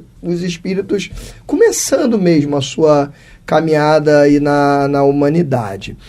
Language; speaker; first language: Portuguese; native; Portuguese